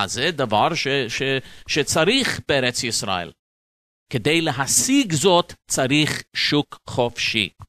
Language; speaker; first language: Hebrew; non-native, fluent; English